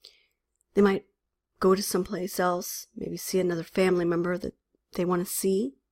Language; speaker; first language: English; native; English